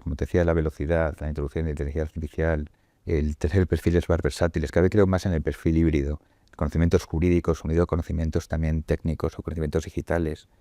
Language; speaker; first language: Spanish; native; Spanish